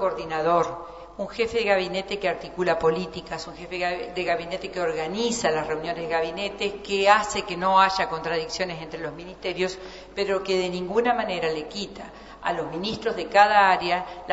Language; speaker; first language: Spanish; native; Spanish